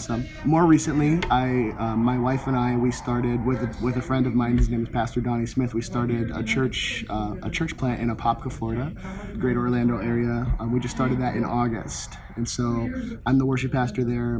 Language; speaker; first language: English; native; English